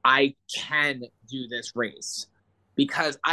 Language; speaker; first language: English; native; English